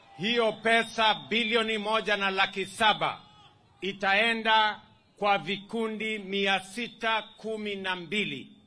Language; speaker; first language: Swahili; non-native, local second language; Kalenjin